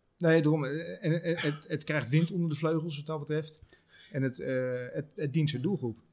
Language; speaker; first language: Dutch; native; Dutch